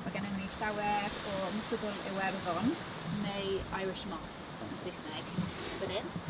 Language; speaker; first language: Welsh; non-native, fluent; English